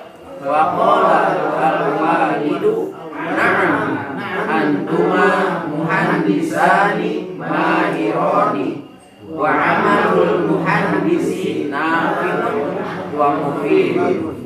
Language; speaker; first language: Arabic; non-native, learner; Indonesian